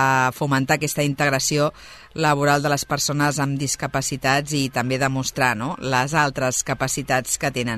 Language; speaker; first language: Catalan; native; Catalan